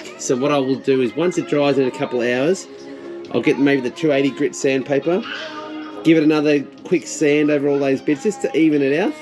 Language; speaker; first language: English; native; English